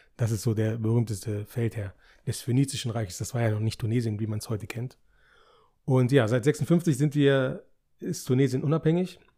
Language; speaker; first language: German; native; German